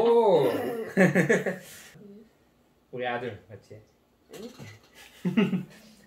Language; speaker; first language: Korean; non-native, learner; Dutch